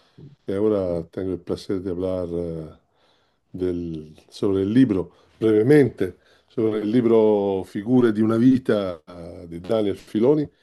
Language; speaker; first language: Spanish; non-native, learner; Italian